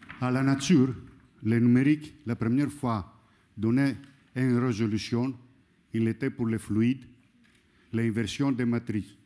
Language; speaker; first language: French; non-native, learner; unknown